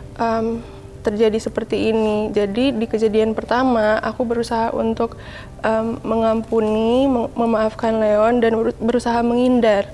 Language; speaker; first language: Indonesian; native; Indonesian